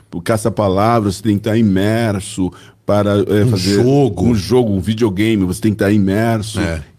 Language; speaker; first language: Portuguese; native; Portuguese